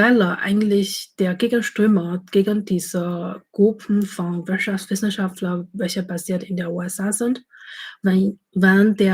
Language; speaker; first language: German; non-native, fluent; Chinese